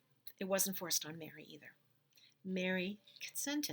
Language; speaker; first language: English; native; English